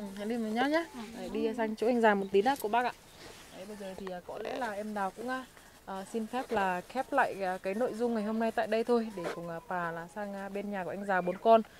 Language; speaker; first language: Vietnamese; non-native, local second language; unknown